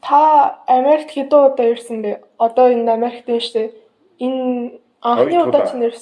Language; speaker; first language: Mongolian; early bilingual, heritage; Mongolian